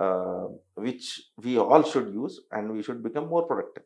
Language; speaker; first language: English; non-native, local second language; Telugu